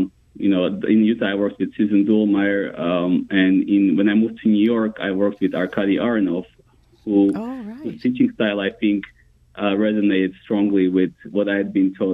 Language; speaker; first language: English; non-native, fluent; Armenian